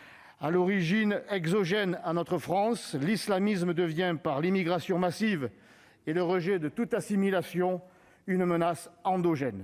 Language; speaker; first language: French; native; French